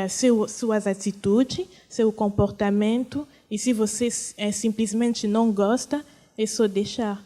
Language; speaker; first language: Portuguese; non-native, fluent; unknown